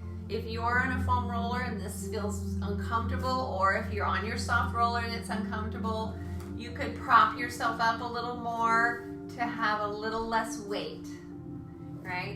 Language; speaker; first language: English; native; English